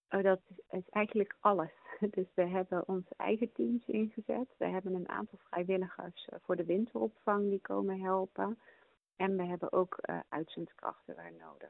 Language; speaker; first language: Dutch; native; Dutch